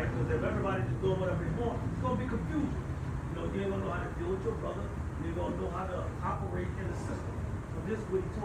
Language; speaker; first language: English; native; English